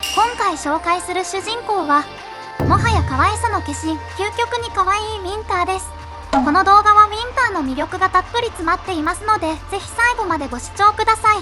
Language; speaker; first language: Japanese; native; Japanese